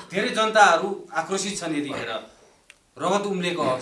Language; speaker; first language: Nepali; native; Nepali